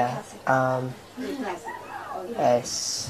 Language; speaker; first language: Spanish; non-native, learner; English